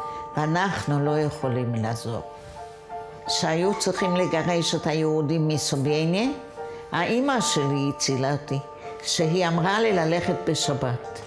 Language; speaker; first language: Hebrew; non-native, fluent; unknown